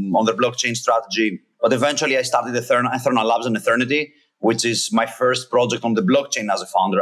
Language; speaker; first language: English; non-native, fluent; Greek